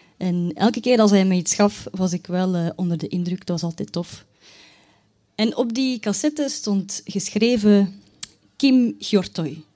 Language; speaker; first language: Dutch; native; Dutch